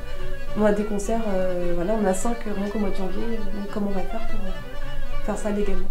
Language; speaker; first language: French; native; French